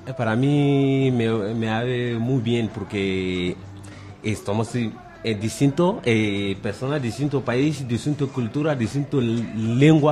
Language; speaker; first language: Spanish; non-native, learner; Bambara